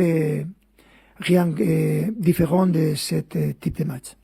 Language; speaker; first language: French; non-native, fluent; Spanish